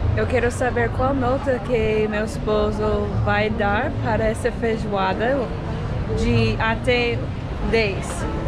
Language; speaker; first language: Portuguese; non-native, learner; English